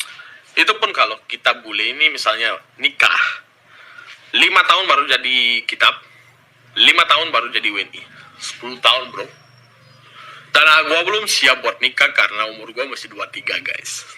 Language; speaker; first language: Indonesian; early bilingual, other home language; Russian